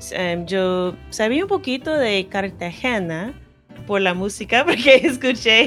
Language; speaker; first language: Spanish; non-native, fluent; English